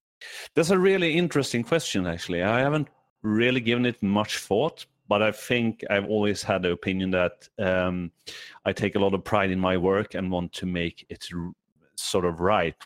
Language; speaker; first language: English; non-native, fluent; Swedish